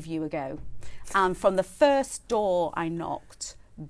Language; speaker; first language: English; native; English